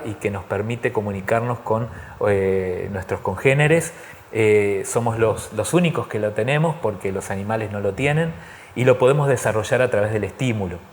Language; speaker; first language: Spanish; native; Spanish